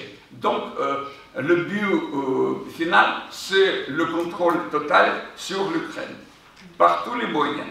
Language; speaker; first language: French; non-native, fluent; Ukrainian